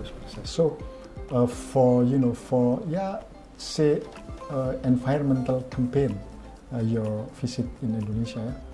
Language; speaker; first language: English; non-native, fluent; Indonesian